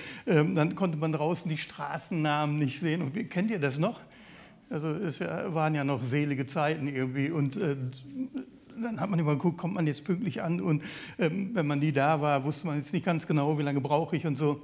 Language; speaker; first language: German; native; German